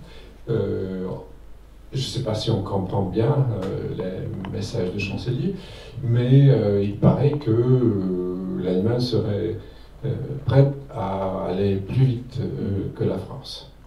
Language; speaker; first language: French; non-native, fluent; Serbian